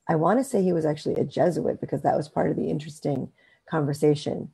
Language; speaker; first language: English; native; English